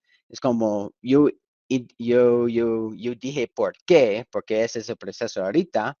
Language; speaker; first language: Spanish; non-native, fluent; English